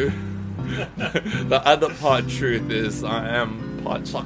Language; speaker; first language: English; native; English